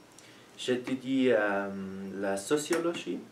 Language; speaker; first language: French; non-native, learner; German